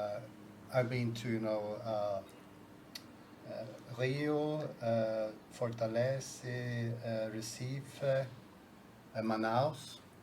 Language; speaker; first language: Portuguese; non-native, learner; Swedish